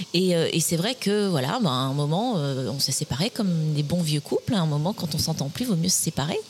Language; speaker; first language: French; native; French